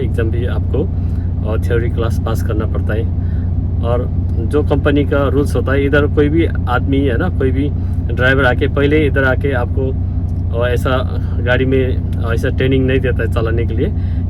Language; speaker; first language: Hindi; non-native, learner; Nepali